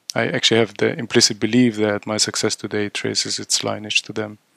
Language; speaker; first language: English; non-native, fluent; Arabic